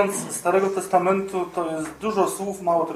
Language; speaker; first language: Polish; non-native, fluent; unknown